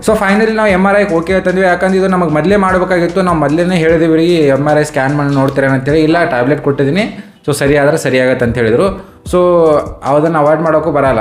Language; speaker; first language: Kannada; native; Kannada